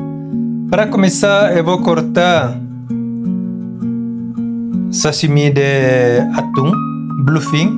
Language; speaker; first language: Portuguese; non-native, learner; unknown